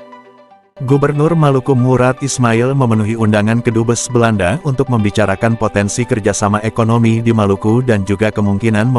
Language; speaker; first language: Indonesian; native; Indonesian